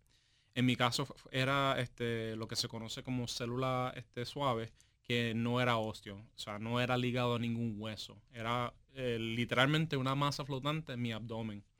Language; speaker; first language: Spanish; native; Spanish